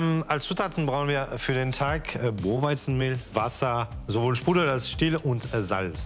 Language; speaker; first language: German; non-native, fluent; French